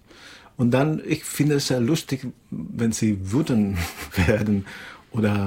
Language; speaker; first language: German; non-native, learner; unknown